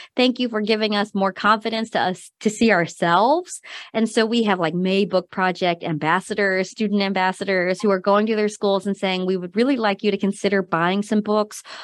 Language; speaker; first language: English; native; English